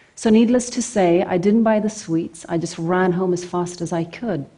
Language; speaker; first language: English; non-native, fluent; Norwegian